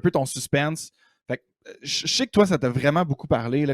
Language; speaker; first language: French; native; French